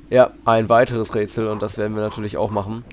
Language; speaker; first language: German; native; German